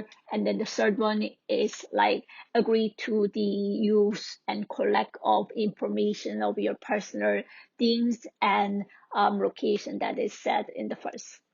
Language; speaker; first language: English; non-native, fluent; Korean